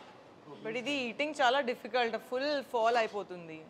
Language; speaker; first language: Telugu; non-native, local second language; Bangla